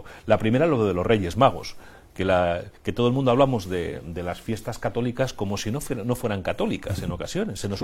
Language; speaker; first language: Spanish; native; Spanish